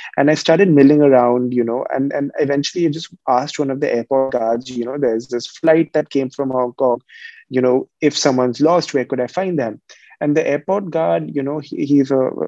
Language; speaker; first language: English; non-native, local second language; Hindi